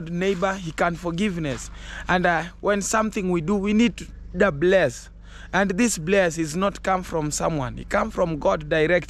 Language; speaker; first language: English; non-native, learner; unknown